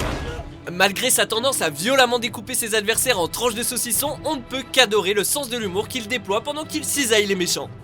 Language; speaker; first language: French; native; French